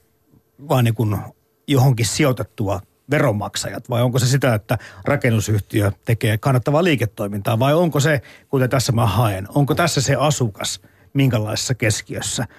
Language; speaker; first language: Finnish; native; Finnish